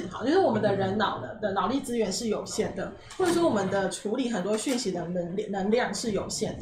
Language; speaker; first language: Chinese; native; Chinese